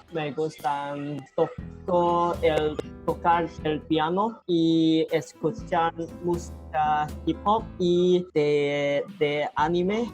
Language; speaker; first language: Spanish; non-native, learner; Cantonese